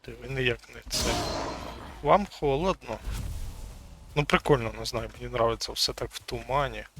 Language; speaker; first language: Ukrainian; non-native, local second language; Russian